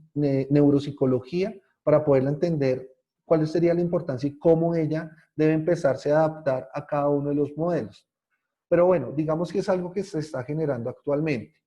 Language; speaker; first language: Spanish; native; Spanish